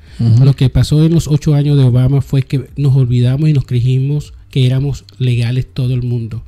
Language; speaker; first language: Spanish; native; Spanish